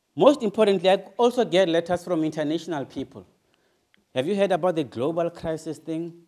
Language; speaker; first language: English; non-native, local second language; Northern Sotho